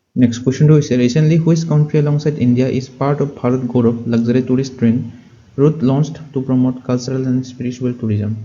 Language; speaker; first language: English; non-native, local second language; Assamese